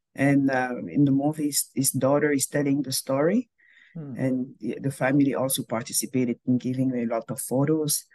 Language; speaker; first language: English; non-native, local second language; French